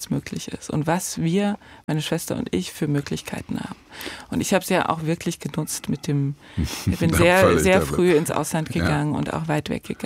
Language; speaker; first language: German; native; German